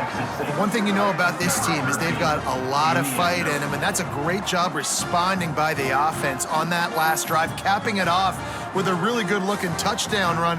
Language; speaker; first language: English; native; English